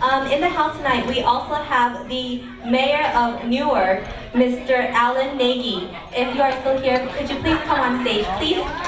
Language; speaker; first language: English; early bilingual, other home language; Vietnamese